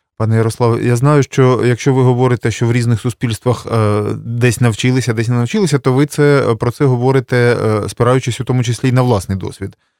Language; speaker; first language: Ukrainian; native; Ukrainian